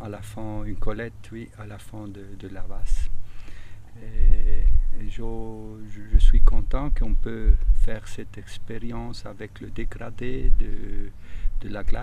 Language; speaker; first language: French; non-native, learner; Spanish